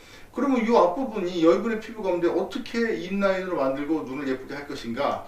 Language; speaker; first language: Korean; native; Korean